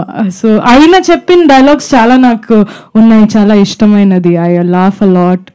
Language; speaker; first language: Telugu; non-native, fluent; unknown